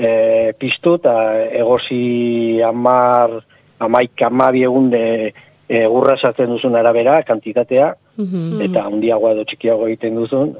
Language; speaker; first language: Basque; non-native, local second language; Spanish